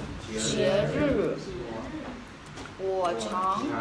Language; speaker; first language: Chinese; non-native, fluent; Vietnamese